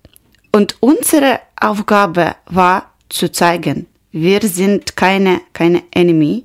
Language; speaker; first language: German; non-native, learner; Ukrainian